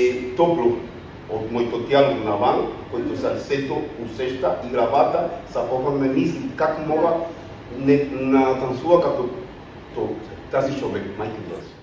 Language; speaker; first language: Bulgarian; non-native, learner; Spanish